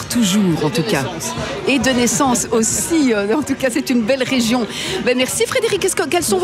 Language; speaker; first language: French; native; French